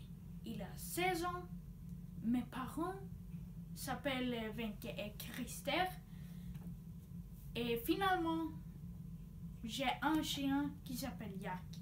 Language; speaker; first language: French; non-native, learner; Swedish